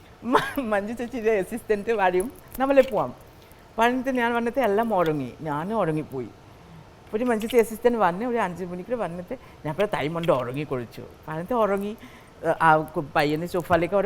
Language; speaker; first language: Malayalam; non-native, learner; Assamese